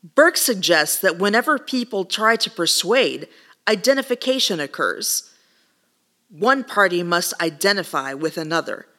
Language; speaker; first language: English; native; English